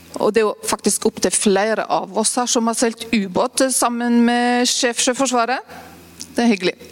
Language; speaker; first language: Norwegian; native; Norwegian